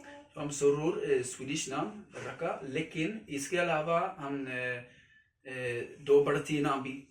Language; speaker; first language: Hindi; non-native, learner; Swedish